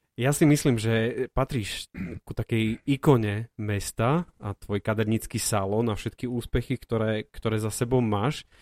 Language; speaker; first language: Slovak; native; Slovak